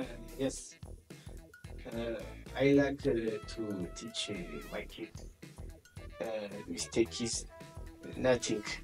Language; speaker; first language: English; non-native, learner; Amharic